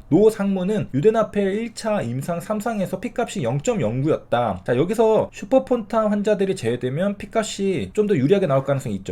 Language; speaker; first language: Korean; native; Korean